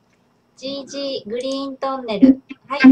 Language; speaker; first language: Japanese; non-native, learner; Chinese